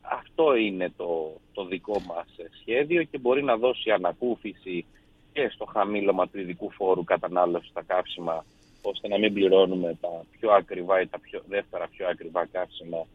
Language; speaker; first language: Greek; native; Greek